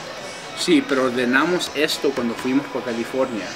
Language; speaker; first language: Spanish; early bilingual, heritage; Spanish